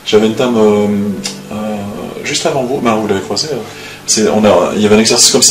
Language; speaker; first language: French; native; French